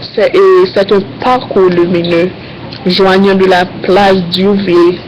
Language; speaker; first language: French; non-native, learner; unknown